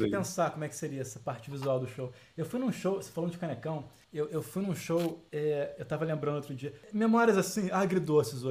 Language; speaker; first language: Portuguese; native; Portuguese